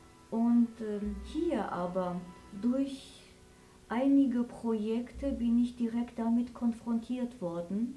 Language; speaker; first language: German; non-native, fluent; Armenian